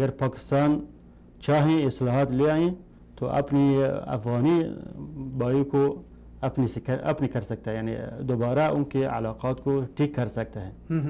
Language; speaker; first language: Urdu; non-native, fluent; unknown